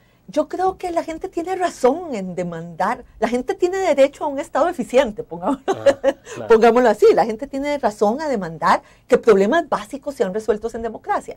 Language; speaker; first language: Spanish; native; Spanish